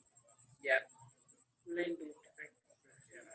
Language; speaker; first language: French; native; French